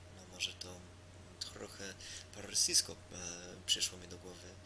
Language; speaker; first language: Polish; non-native, learner; English